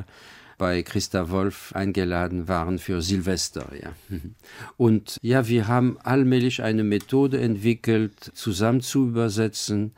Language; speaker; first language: German; non-native, fluent; French